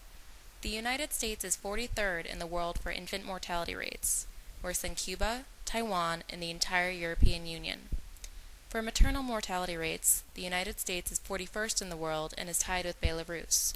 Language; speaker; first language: English; native; English